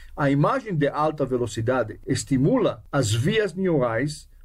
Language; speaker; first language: Portuguese; non-native, fluent; Hebrew